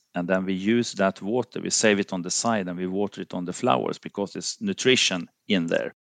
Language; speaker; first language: English; non-native, fluent; Finnish